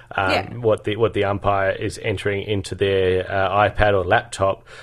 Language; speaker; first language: English; native; English